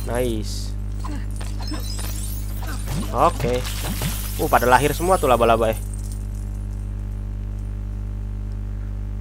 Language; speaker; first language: Indonesian; native; Indonesian